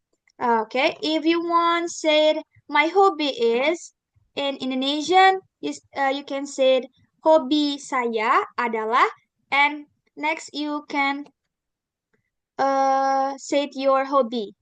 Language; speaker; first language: English; non-native, learner; Indonesian